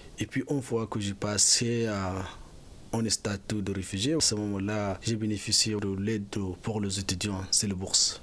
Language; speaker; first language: French; non-native, fluent; Arabic